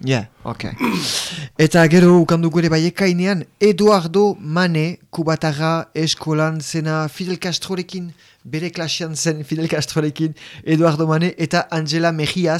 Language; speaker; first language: Basque; native; Basque